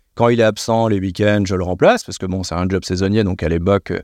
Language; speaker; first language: French; native; French